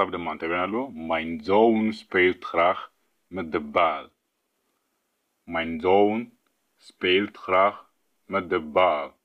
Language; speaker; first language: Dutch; non-native, fluent; Tigrinya